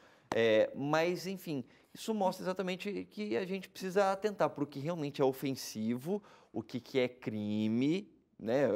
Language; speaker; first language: Portuguese; native; Portuguese